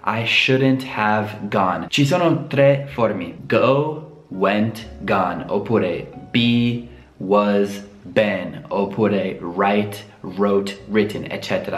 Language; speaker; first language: English; native; English